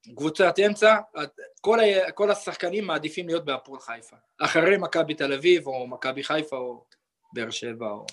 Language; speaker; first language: Hebrew; non-native, local second language; Arabic